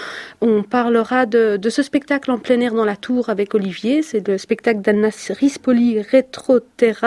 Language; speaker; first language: French; native; French